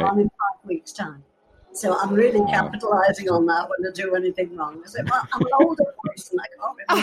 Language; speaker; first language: English; native; English